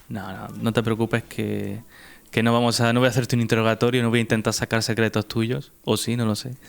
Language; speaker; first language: Spanish; native; Spanish